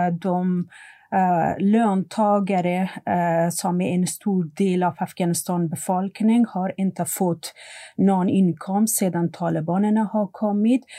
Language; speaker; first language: Swedish; non-native, fluent; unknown